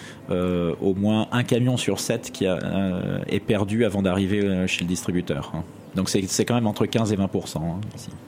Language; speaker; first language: French; native; French